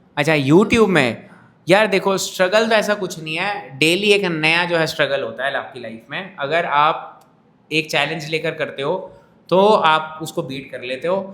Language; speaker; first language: Hindi; native; Hindi